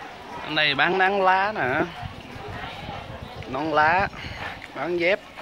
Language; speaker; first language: Vietnamese; early bilingual, heritage; Vietnamese